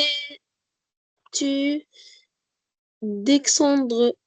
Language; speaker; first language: French; non-native, learner; Arabic